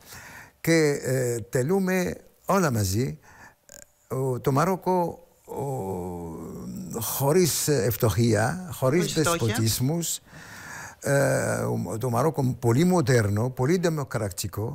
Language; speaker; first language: Greek; non-native, learner; Arabic